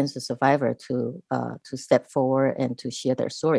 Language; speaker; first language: English; non-native, fluent; Chinese